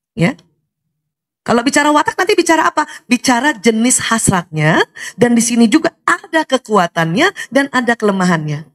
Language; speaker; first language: Indonesian; native; Indonesian